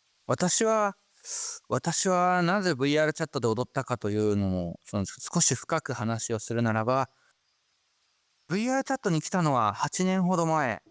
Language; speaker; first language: Japanese; native; Japanese